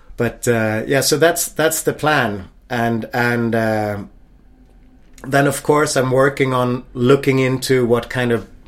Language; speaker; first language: English; non-native, fluent; Swedish